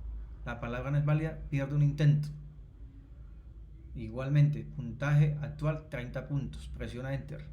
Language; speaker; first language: Spanish; native; Spanish